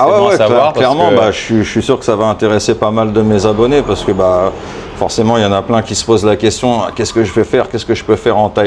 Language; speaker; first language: French; native; French